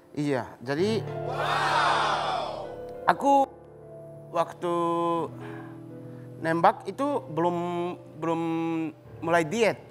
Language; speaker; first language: Indonesian; non-native, learner; Japanese